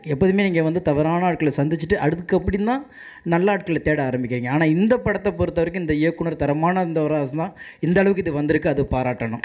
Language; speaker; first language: Tamil; native; Tamil